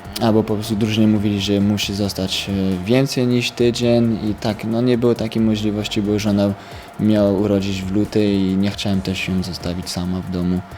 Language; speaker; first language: Polish; early bilingual, heritage; French